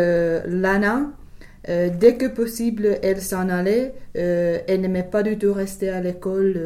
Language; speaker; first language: French; non-native, fluent; English